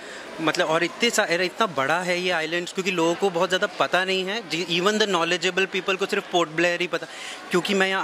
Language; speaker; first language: Hindi; native; Hindi